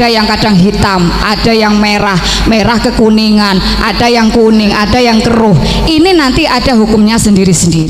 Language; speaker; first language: Indonesian; non-native, local second language; Javanese